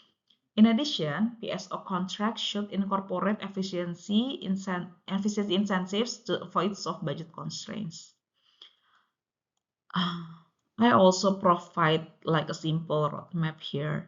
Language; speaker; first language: English; non-native, local second language; Indonesian